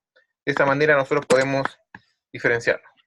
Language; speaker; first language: Spanish; native; Spanish